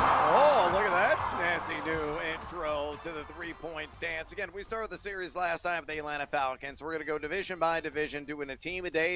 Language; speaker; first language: English; native; English